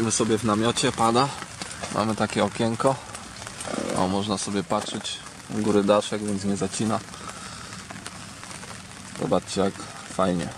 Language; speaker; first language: Polish; native; Polish